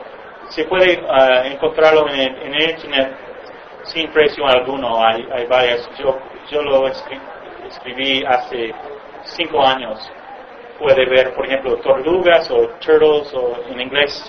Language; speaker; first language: Spanish; non-native, fluent; English